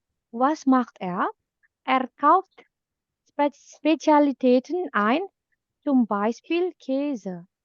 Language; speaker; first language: German; non-native, fluent; Indonesian